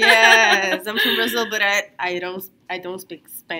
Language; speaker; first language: English; non-native, fluent; Portuguese